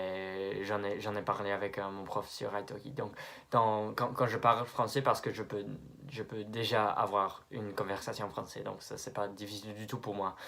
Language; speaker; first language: French; non-native, fluent; English